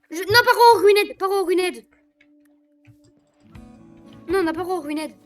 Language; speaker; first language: French; native; French